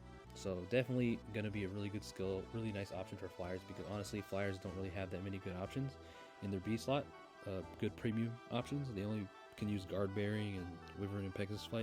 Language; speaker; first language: English; native; English